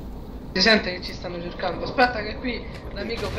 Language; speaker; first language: Italian; native; Italian